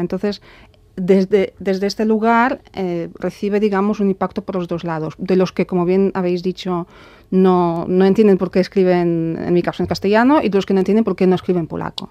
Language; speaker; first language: Spanish; non-native, fluent; Polish